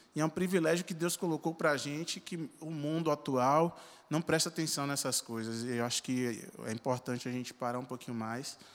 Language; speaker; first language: Portuguese; native; Portuguese